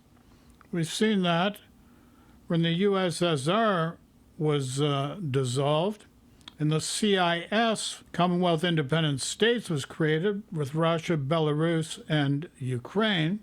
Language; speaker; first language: English; native; English